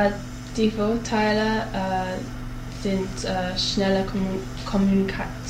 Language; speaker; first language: German; non-native, learner; English